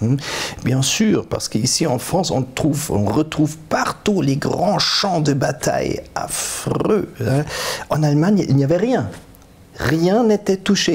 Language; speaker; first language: French; non-native, fluent; German